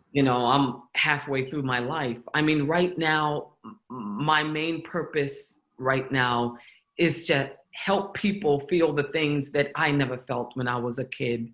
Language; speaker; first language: English; native; English